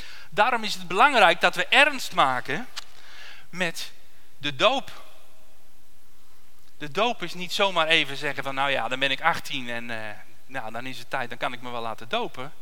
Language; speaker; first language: Dutch; native; Dutch